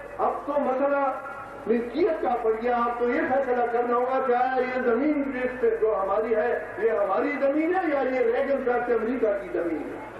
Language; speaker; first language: Urdu; non-native, local second language; Pashto